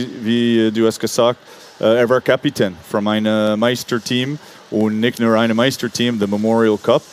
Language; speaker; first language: German; non-native, fluent; English